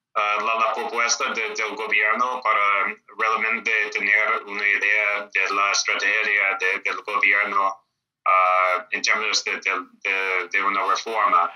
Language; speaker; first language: Spanish; non-native, fluent; English